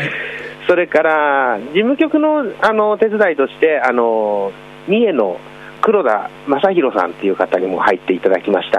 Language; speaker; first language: Japanese; native; Japanese